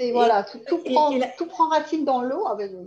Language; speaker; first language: French; native; French